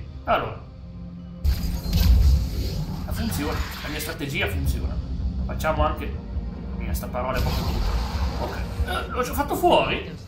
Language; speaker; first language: Italian; native; Italian